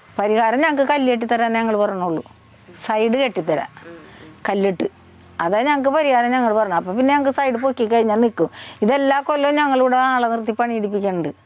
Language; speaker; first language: Malayalam; native; Malayalam